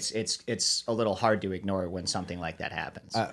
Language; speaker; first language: English; native; English